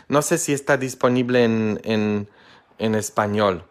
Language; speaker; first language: Spanish; non-native, fluent; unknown